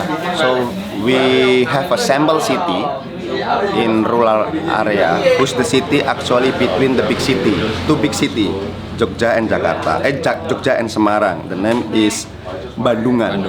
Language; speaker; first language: English; non-native, learner; Indonesian